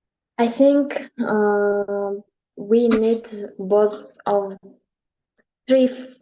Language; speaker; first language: English; non-native, learner; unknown